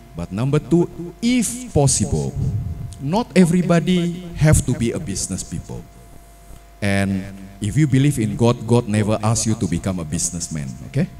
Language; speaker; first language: English; non-native, fluent; Indonesian